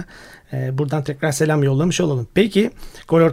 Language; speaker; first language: Turkish; native; Turkish